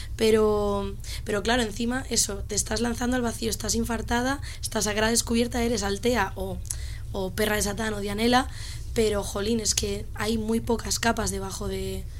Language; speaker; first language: Spanish; native; Spanish